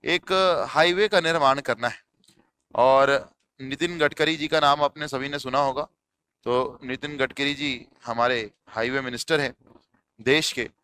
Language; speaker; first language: Hindi; native; Hindi